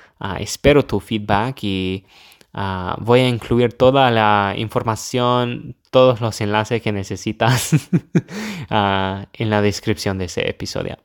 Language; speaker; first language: Spanish; non-native, fluent; English